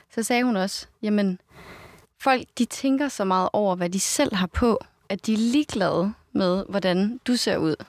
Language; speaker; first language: Danish; native; Danish